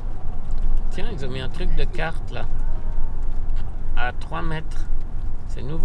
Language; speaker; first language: French; native; French